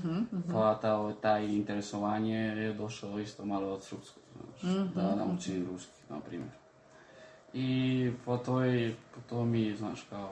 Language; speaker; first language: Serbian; early bilingual, heritage; Spanish